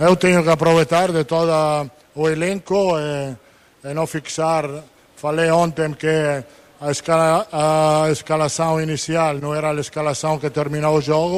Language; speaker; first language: Portuguese; non-native, learner; Italian